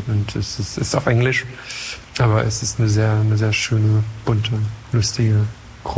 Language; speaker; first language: German; non-native, fluent; French